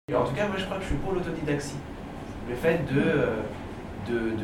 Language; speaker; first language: French; native; French